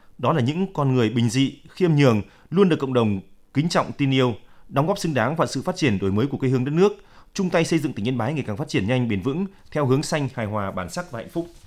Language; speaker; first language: Vietnamese; native; Vietnamese